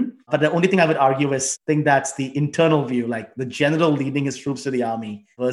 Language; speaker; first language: English; non-native, local second language; Tamil